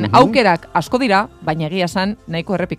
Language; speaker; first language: Basque; native; Basque